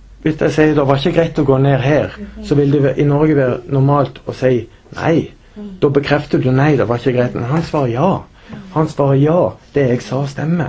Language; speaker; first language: Norwegian; native; Norwegian